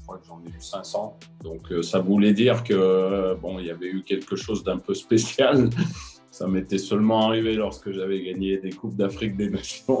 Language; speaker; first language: French; native; French